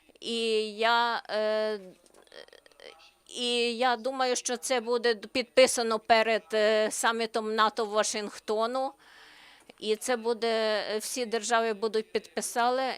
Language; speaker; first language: Ukrainian; non-native, learner; Slovenian